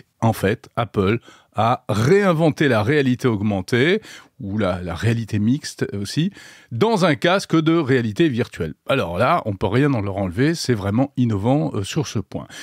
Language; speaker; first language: French; native; French